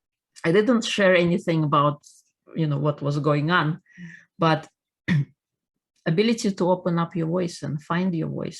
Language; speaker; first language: English; non-native, fluent; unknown